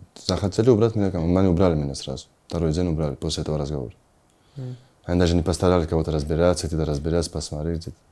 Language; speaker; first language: Russian; non-native, learner; Georgian